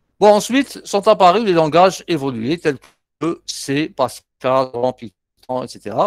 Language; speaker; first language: French; non-native, local second language; Arabic